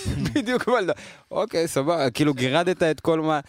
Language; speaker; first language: Hebrew; native; Hebrew